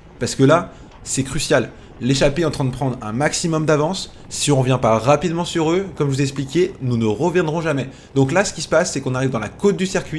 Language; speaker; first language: French; native; French